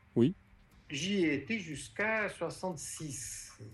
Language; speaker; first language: French; non-native, fluent; Portuguese